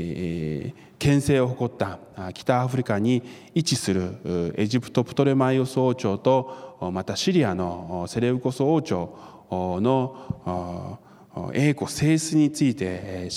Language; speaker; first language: Japanese; non-native, fluent; Korean